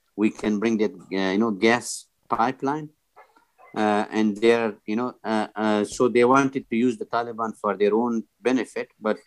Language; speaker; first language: English; non-native, fluent; Persian